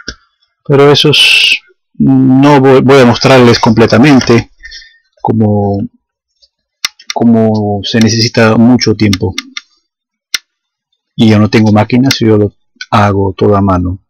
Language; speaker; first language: Spanish; non-native, fluent; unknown